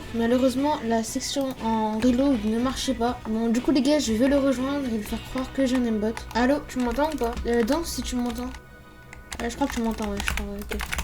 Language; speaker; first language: French; native; French